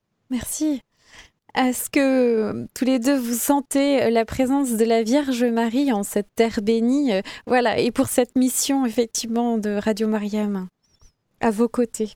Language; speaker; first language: French; native; French